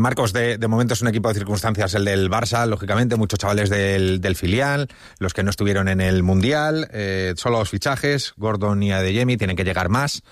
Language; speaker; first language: Spanish; native; Spanish